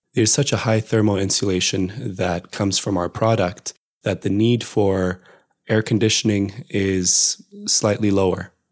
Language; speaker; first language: English; non-native, fluent; Amharic